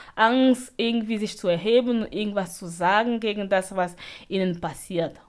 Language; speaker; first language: German; non-native, fluent; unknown